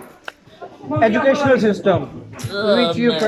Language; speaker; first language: English; non-native, learner; Urdu